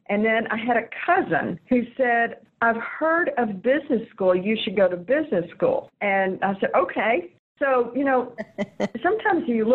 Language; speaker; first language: English; native; English